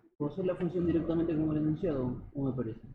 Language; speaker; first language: Spanish; native; Spanish